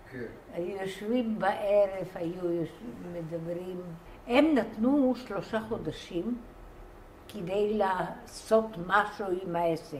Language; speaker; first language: Hebrew; non-native, fluent; Bulgarian